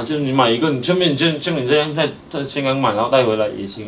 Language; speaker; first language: Chinese; native; Chinese